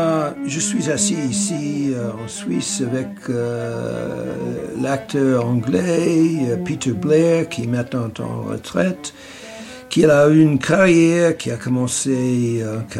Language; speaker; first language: French; non-native, learner; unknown